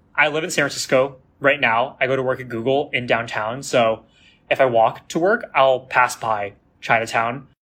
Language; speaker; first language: English; native; English